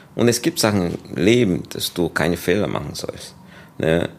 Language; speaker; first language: German; non-native, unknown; Portuguese